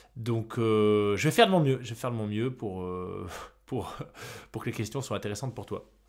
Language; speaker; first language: French; native; French